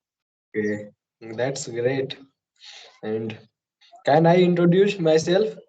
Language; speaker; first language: English; non-native, learner; Hindi